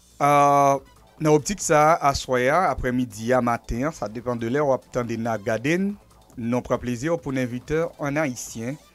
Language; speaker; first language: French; non-native, local second language; Haitian Creole